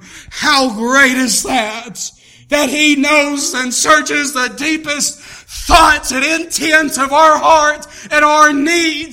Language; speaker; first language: English; native; English